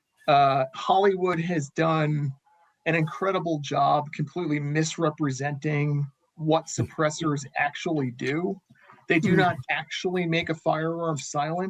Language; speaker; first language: English; native; English